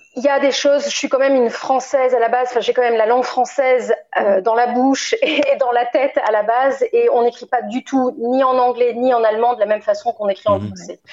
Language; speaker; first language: French; native; French